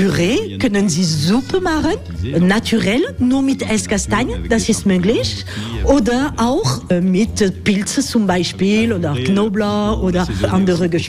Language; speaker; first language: German; non-native, learner; French